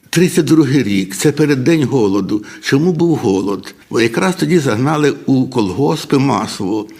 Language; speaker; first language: Ukrainian; native; Ukrainian